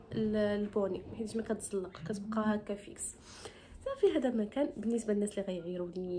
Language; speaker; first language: Arabic; native; Arabic